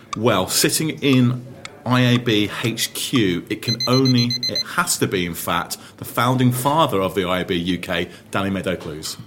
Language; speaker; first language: English; native; English